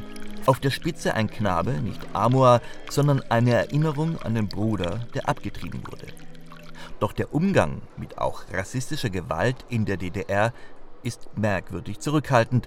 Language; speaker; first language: German; native; German